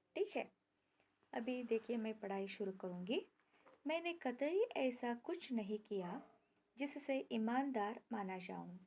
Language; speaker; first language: Hindi; non-native, local second language; Kannada